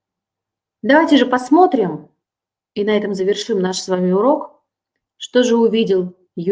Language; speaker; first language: Russian; native; Russian